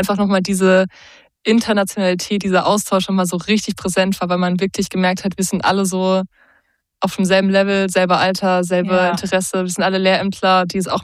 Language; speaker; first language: German; native; German